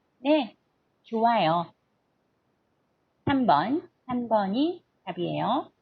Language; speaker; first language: Korean; non-native, fluent; Portuguese